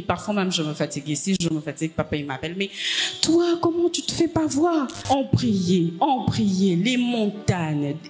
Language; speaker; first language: French; non-native, local second language; Lingala